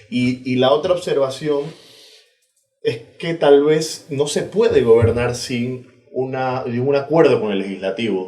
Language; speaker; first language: Spanish; native; Spanish